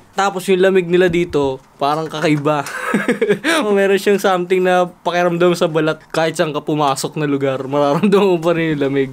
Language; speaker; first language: Filipino; native; Filipino